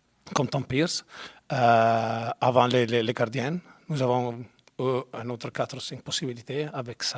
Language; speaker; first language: French; non-native, learner; Spanish